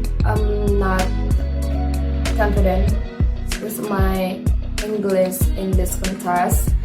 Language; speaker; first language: English; non-native, fluent; Indonesian